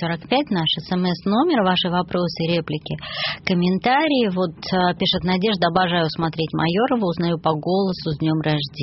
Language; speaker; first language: Russian; native; Russian